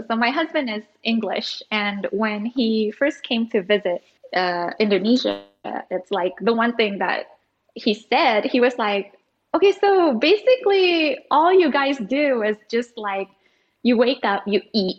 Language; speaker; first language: English; early bilingual, other home language; Indonesian